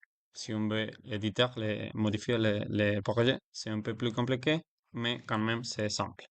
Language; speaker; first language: French; non-native, learner; Spanish